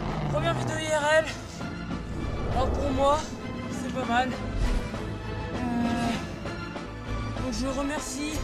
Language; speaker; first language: French; native; French